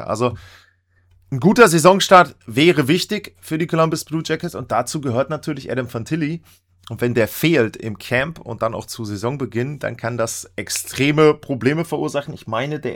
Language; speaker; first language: German; native; German